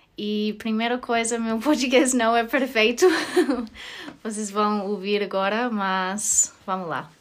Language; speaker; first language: Portuguese; non-native, learner; English